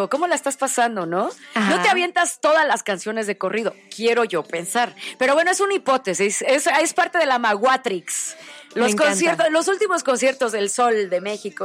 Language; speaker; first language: Spanish; native; Spanish